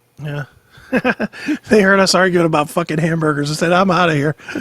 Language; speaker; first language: English; native; English